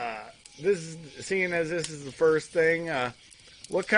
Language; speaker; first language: English; native; English